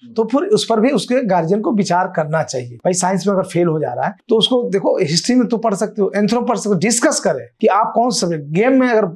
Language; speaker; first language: Hindi; native; Hindi